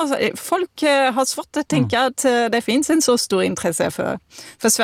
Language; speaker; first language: Swedish; non-native, fluent; French